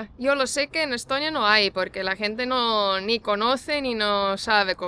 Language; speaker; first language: Spanish; non-native, fluent; Estonian